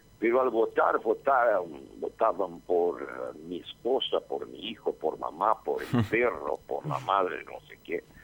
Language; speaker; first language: Spanish; non-native, fluent; Portuguese